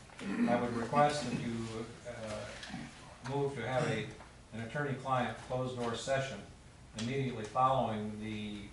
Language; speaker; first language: English; native; English